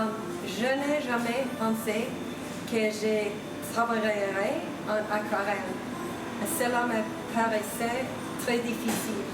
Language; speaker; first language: French; non-native, fluent; Swedish